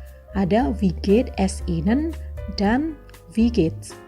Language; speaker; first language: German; non-native, fluent; Indonesian